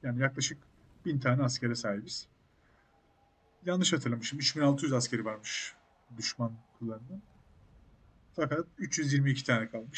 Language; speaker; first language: Turkish; native; Turkish